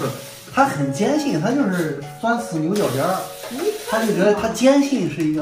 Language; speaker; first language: Chinese; native; Chinese